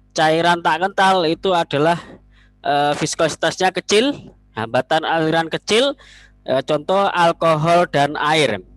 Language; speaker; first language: Indonesian; native; Indonesian